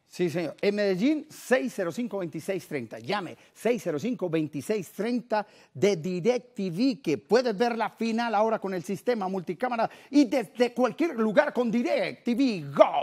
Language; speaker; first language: Spanish; native; Spanish